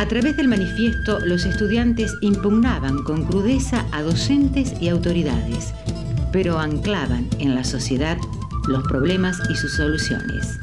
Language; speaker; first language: Spanish; native; Spanish